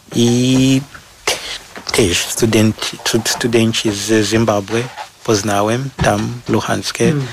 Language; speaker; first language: Polish; non-native, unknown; Shona